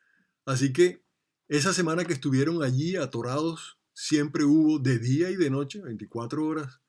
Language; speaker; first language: Spanish; native; Spanish